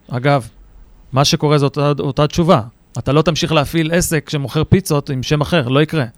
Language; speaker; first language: Hebrew; native; Hebrew